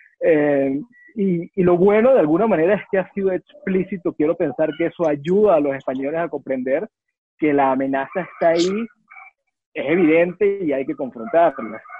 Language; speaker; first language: Spanish; native; Spanish